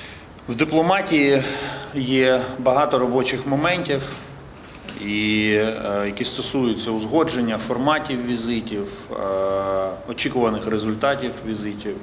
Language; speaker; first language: Ukrainian; native; Ukrainian